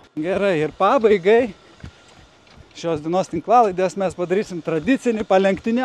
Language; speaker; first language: Lithuanian; native; Lithuanian